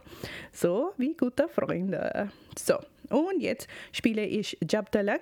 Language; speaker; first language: German; non-native, fluent; Urdu